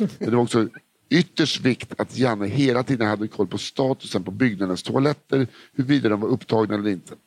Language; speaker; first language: Swedish; native; Swedish